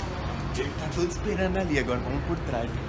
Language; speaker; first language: Portuguese; native; Portuguese